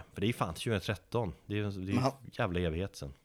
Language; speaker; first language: Swedish; native; Swedish